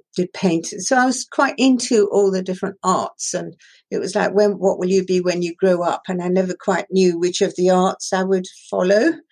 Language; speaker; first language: English; non-native, local second language; Persian